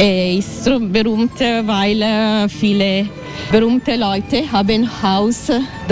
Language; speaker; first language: German; non-native, learner; Italian